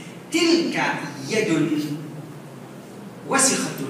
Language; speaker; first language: Arabic; non-native, fluent; Morisyen